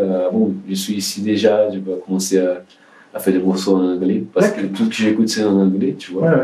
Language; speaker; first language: French; non-native, learner; Portuguese